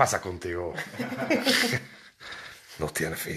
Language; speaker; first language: Spanish; non-native, learner; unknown